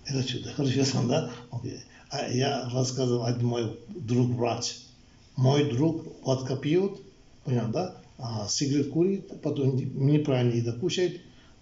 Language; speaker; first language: Russian; non-native, learner; Tibetan